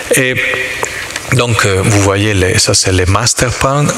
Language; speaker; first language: French; non-native, learner; Italian